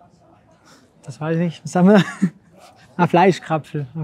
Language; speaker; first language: German; native; German